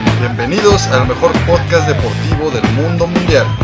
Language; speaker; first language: Spanish; native; Spanish